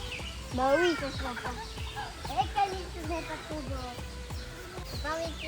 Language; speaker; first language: French; native; French